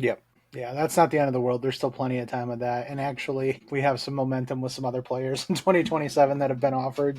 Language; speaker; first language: English; native; English